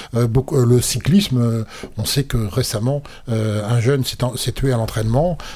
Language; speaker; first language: French; native; French